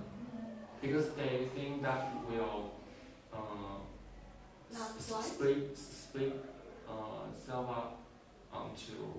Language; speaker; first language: English; non-native, learner; Chinese